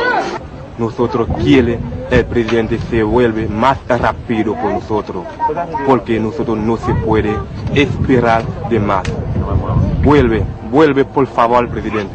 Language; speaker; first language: Spanish; non-native, local second language; Haitian Creole